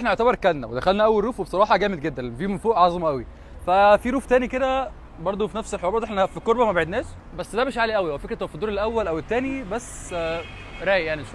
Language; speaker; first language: Arabic; native; Arabic